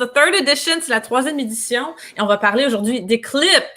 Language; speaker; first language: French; native; French